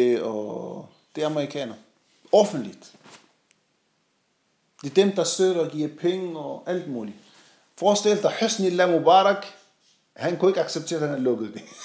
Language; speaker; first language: Danish; non-native, fluent; Arabic